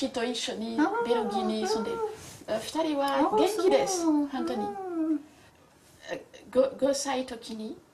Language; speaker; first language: Japanese; non-native, learner; French